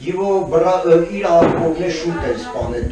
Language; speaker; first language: Russian; non-native, learner; Armenian